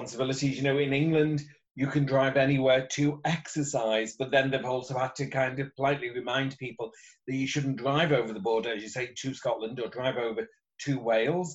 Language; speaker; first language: English; native; English